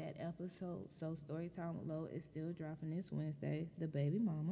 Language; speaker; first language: English; native; English